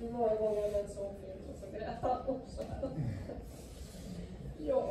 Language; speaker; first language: Swedish; native; Swedish